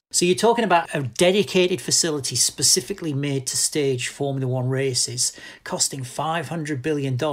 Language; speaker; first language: English; native; English